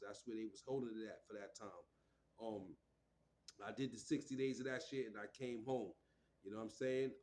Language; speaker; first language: English; native; English